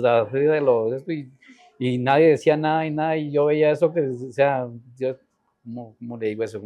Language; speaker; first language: Spanish; native; Spanish